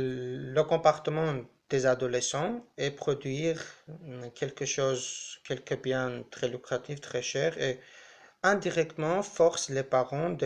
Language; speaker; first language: French; non-native, learner; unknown